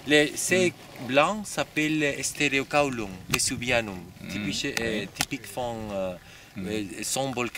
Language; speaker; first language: French; non-native, learner; Spanish